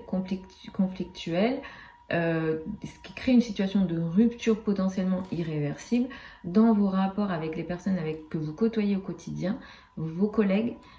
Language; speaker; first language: French; native; French